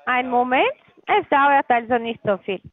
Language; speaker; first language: German; non-native, learner; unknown